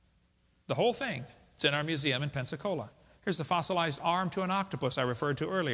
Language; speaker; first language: English; native; English